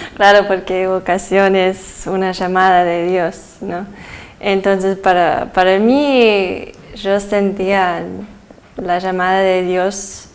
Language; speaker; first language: Spanish; early bilingual, heritage; Spanish